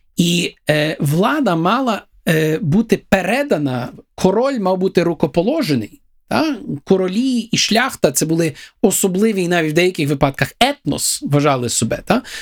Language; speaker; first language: Ukrainian; early bilingual, heritage; Ukrainian